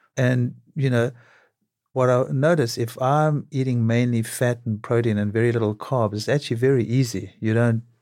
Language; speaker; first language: English; native; English